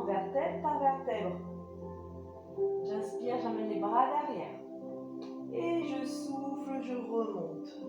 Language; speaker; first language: French; native; French